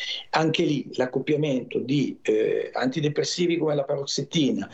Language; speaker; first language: Italian; native; Italian